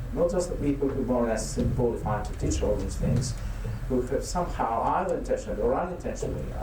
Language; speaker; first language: English; non-native, fluent; Greek